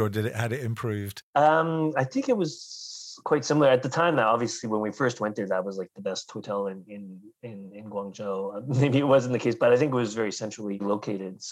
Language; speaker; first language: English; native; English